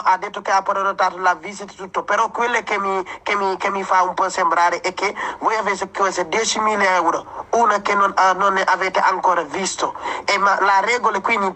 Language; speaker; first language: Italian; non-native, fluent; Wolof